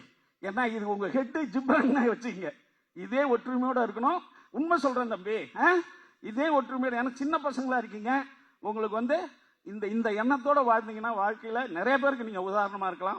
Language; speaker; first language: Tamil; native; Tamil